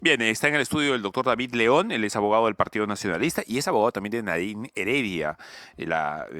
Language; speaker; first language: Spanish; native; Spanish